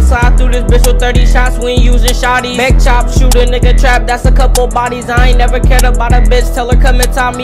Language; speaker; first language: English; native; English